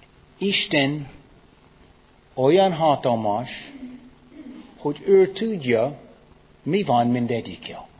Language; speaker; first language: Hungarian; non-native, fluent; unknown